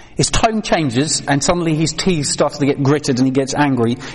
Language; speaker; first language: English; non-native, fluent; Dutch